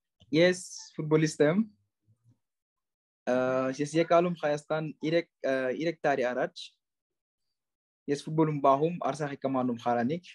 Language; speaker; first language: Armenian; non-native, learner; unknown